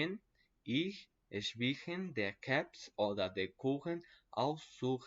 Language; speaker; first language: German; non-native, learner; Spanish